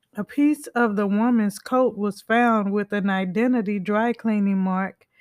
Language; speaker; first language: English; native; English